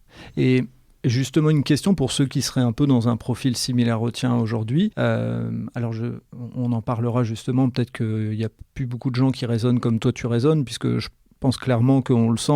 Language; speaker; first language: French; native; French